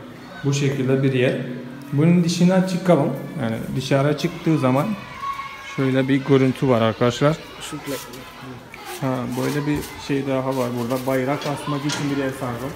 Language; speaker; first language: Turkish; non-native, fluent; Malayalam